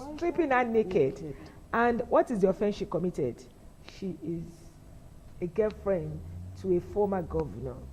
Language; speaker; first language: English; non-native, local second language; Yoruba